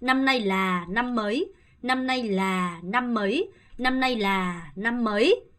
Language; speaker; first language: Vietnamese; non-native, fluent; Korean